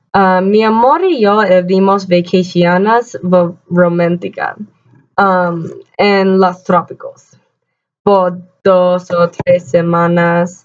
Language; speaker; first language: Spanish; non-native, learner; English